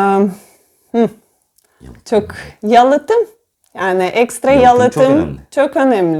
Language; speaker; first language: Turkish; non-native, learner; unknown